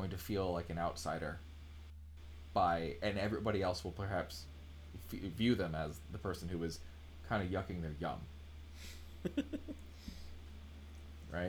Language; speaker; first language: English; native; English